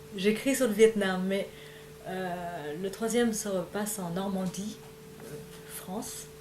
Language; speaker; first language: French; non-native, fluent; Vietnamese